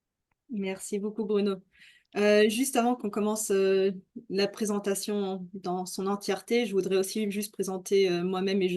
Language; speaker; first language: French; non-native, fluent; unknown